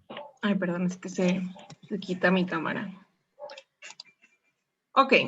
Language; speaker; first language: Spanish; native; Spanish